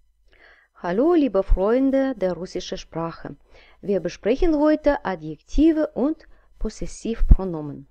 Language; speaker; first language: German; non-native, fluent; Russian